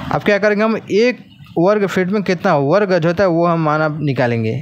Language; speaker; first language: Hindi; native; Hindi